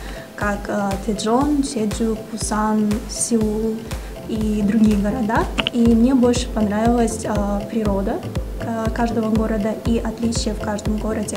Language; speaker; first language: Russian; non-native, local second language; Kazakh